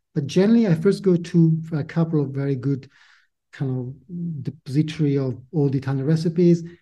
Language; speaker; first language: English; non-native, fluent; Italian